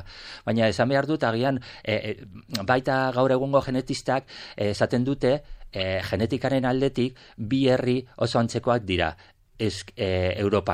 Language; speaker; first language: Basque; non-native, local second language; Spanish